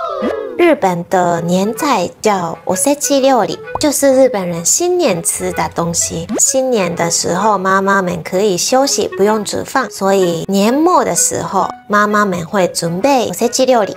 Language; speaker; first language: Chinese; non-native, fluent; Japanese